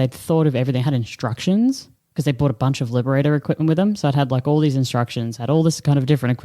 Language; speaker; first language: English; native; English